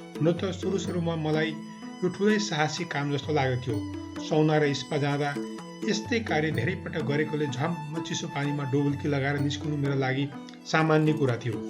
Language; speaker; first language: Nepali; native; Nepali